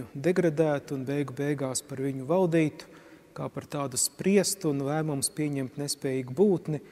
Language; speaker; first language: Latvian; native; Latvian